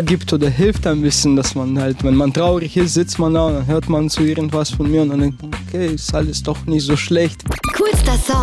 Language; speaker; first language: German; early bilingual, other home language; Russian